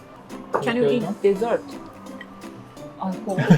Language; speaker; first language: English; non-native, learner; Japanese